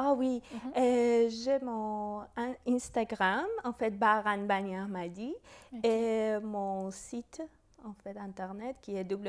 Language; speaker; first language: French; non-native, fluent; Persian